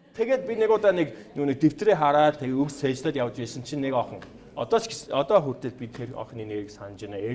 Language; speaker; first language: Mongolian; non-native, fluent; English